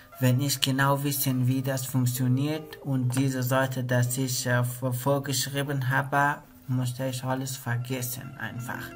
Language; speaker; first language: German; non-native, learner; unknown